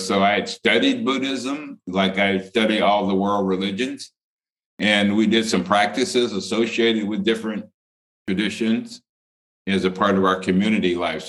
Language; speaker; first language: English; native; English